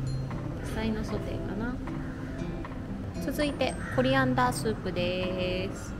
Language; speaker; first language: Japanese; native; Japanese